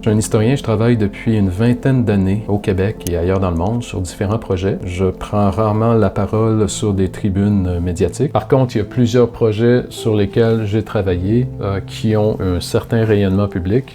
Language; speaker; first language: French; native; French